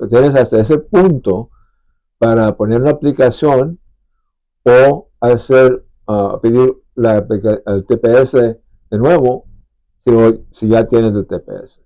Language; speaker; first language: Spanish; early bilingual, other home language; English